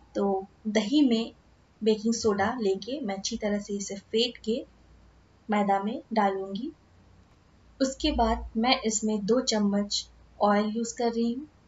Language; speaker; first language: Hindi; non-native, local second language; Bangla